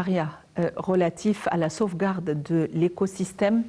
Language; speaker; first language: French; non-native, fluent; Arabic